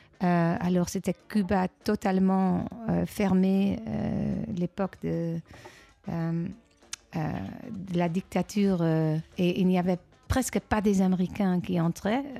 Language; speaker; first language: French; non-native, fluent; Dutch